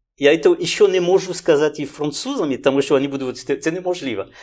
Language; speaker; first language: Ukrainian; non-native, learner; French